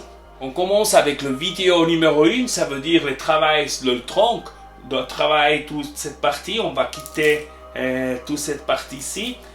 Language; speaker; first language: French; non-native, learner; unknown